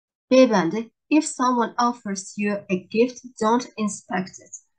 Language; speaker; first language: English; non-native, fluent; Azerbaijani